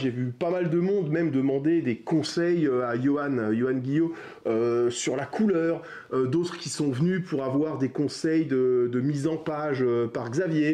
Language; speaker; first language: French; native; French